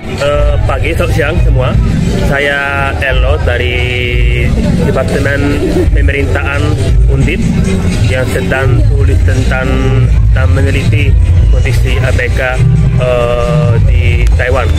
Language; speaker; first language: Indonesian; non-native, fluent; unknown